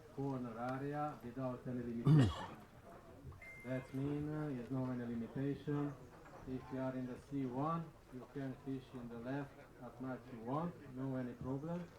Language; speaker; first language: English; non-native, learner; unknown